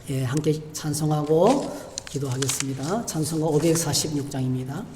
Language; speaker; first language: Korean; native; Korean